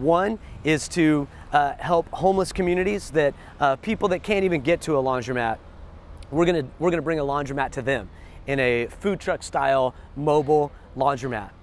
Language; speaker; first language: English; native; English